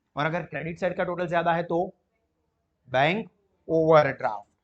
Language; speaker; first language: Hindi; non-native, local second language; Gujarati